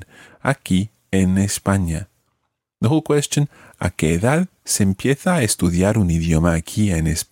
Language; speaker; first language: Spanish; non-native, fluent; English